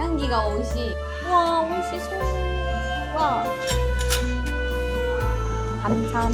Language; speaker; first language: Korean; non-native, learner; Japanese